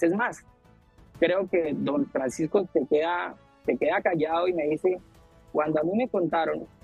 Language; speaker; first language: Spanish; native; Spanish